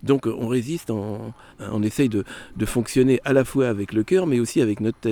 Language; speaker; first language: French; native; French